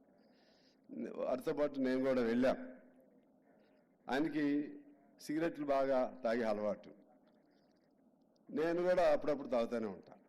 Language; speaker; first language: Telugu; native; Telugu